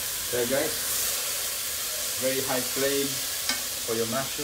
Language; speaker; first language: English; non-native, fluent; Italian